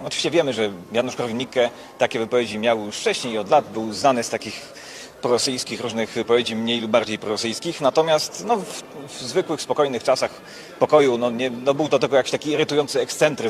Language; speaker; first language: Polish; native; Polish